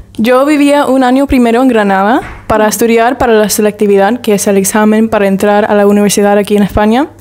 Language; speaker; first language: Spanish; non-native, fluent; English